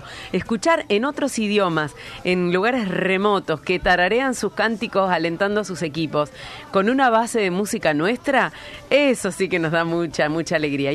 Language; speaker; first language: Spanish; native; Spanish